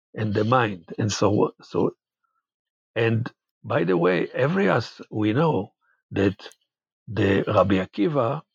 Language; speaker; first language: English; non-native, fluent; Hebrew